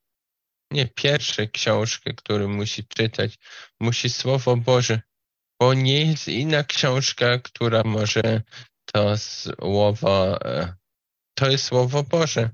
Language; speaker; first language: Polish; non-native, learner; Slovak